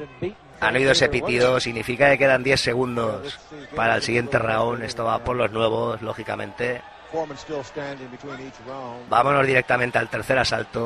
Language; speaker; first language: Spanish; native; Spanish